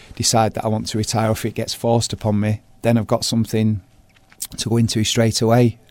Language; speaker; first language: English; native; English